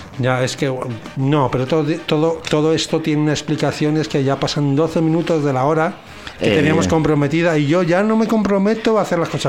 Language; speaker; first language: Spanish; native; Spanish